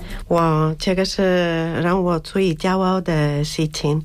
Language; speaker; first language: Chinese; non-native, learner; Spanish